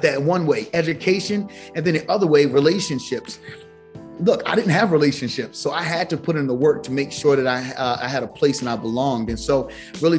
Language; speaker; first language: English; native; English